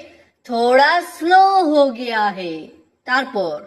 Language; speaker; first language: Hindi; non-native, fluent; Bangla